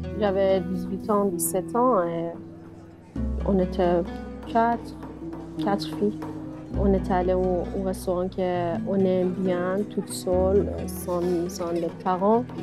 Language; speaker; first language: French; non-native, learner; Persian